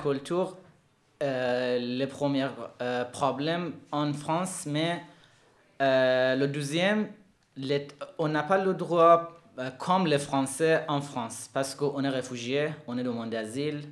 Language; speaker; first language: French; non-native, learner; Persian